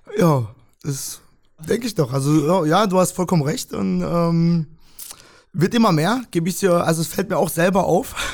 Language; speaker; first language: German; early bilingual, other home language; Russian